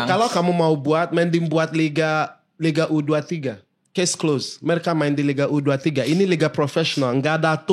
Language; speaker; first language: Indonesian; non-native, fluent; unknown